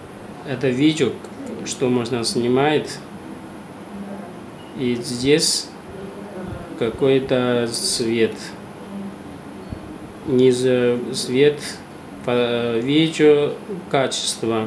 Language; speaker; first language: Russian; non-native, learner; Chinese